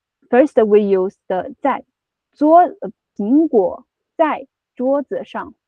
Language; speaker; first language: Chinese; non-native, fluent; English